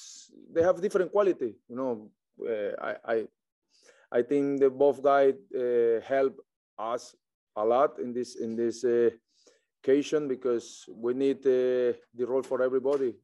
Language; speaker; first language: English; non-native, learner; Spanish